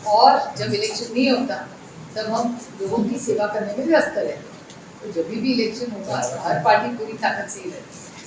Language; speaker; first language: Hindi; non-native, local second language; Marathi